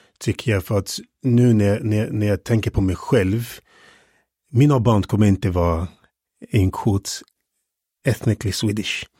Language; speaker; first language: Swedish; non-native, fluent; English